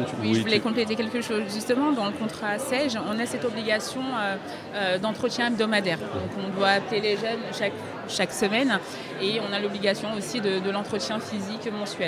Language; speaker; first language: French; native; French